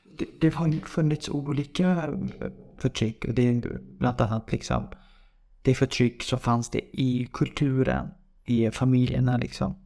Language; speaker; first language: Swedish; non-native, fluent; Kurdish